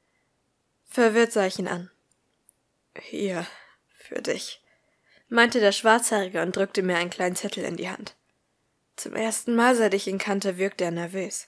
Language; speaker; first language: German; native; German